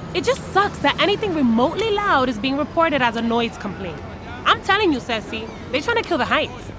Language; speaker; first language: English; native; English